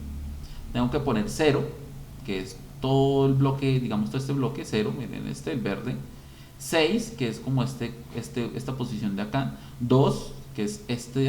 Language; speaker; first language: Spanish; native; Spanish